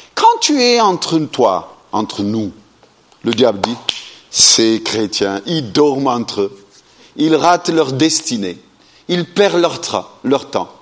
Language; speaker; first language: French; non-native, fluent; Amharic